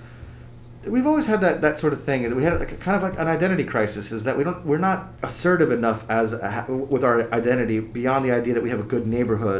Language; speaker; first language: English; native; English